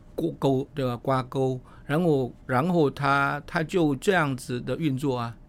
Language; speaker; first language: Chinese; non-native, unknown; Vietnamese